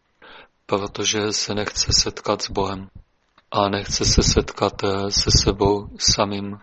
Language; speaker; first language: Czech; native; Czech